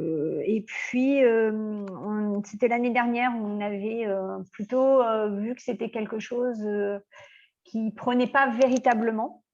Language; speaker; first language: French; native; French